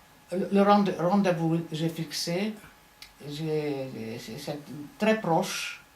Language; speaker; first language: French; non-native, fluent; Hungarian